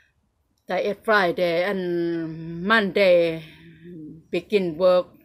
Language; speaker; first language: English; non-native, learner; Thai